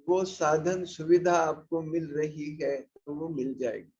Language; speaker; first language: Hindi; non-native, local second language; Marathi